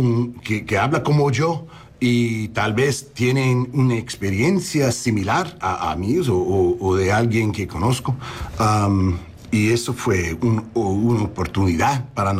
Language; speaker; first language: Spanish; non-native, learner; English